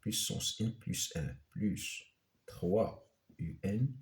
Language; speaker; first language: French; non-native, local second language; Arabic